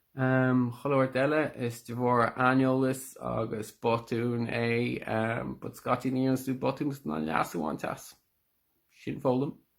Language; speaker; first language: Irish; native; Irish